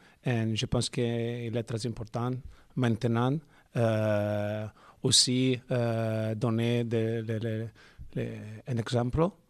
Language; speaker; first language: French; non-native, learner; Italian